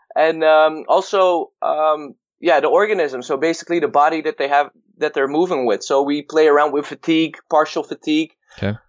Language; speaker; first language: English; non-native, fluent; Dutch